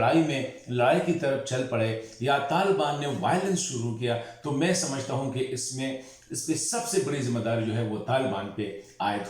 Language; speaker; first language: Hindi; non-native, local second language; Pashto